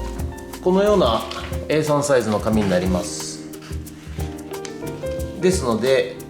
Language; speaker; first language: Japanese; native; Japanese